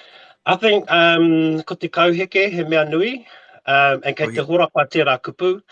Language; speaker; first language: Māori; non-native, local second language; English